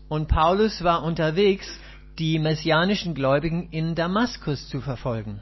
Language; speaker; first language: German; native; German